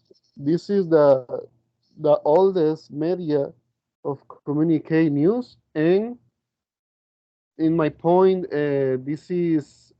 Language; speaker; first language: English; non-native, learner; Spanish